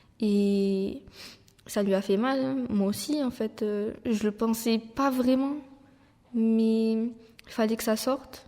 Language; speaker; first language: French; native; French